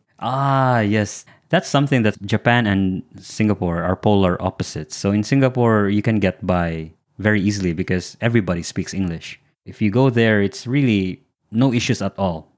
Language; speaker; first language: English; non-native, local second language; Filipino